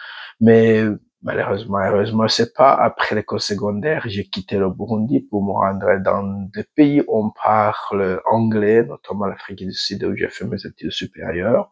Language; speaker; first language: French; non-native, local second language; Rundi